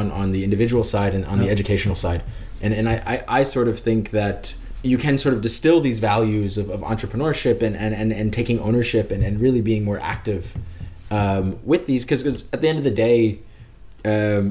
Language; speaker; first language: English; native; English